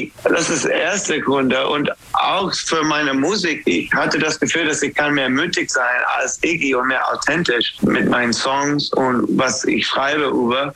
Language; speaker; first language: German; non-native, learner; English